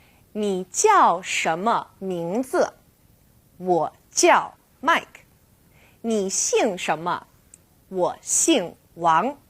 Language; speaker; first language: Chinese; non-native, fluent; English